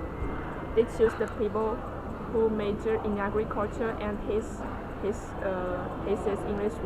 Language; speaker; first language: English; non-native, learner; Chinese